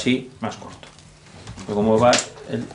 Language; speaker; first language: Spanish; native; Spanish